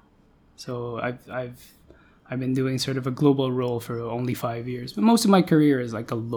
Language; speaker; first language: English; non-native, local second language; Filipino